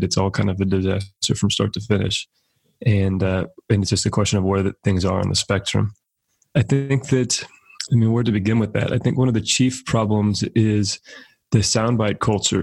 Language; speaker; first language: English; native; English